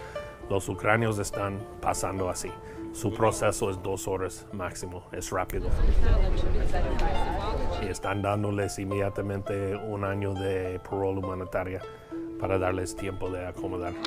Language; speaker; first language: Spanish; non-native, fluent; English